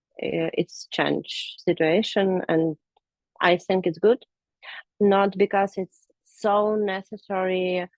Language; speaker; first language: English; non-native, learner; Ukrainian